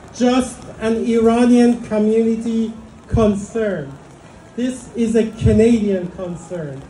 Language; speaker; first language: English; early bilingual, other home language; Persian